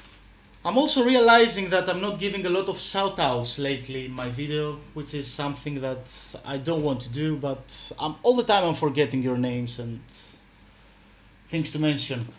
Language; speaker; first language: English; non-native, fluent; Greek